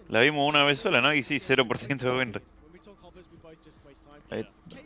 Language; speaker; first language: Spanish; native; Spanish